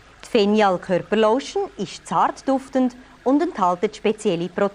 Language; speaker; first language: German; native; German